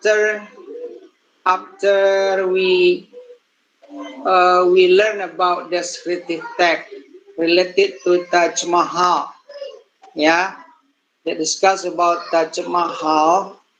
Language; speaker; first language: English; non-native, learner; Indonesian